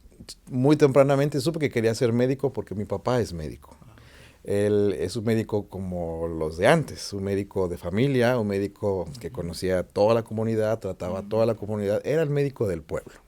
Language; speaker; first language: Spanish; native; Spanish